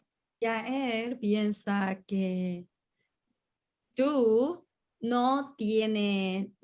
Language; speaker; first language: Spanish; non-native, learner; English